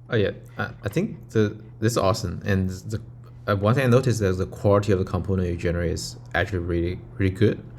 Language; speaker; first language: English; non-native, fluent; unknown